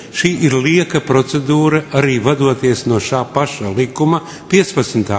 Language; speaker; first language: Latvian; non-native, local second language; Russian